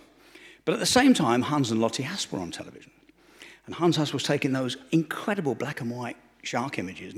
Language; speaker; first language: English; native; English